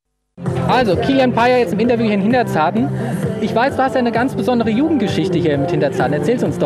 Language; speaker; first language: German; native; German